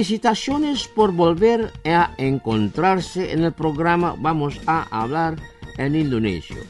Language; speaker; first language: Spanish; non-native, fluent; Indonesian